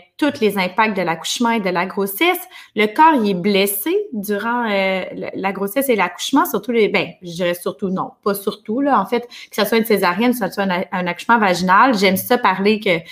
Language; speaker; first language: French; native; French